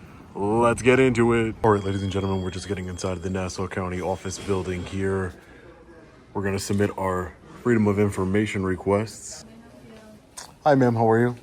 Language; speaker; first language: English; native; English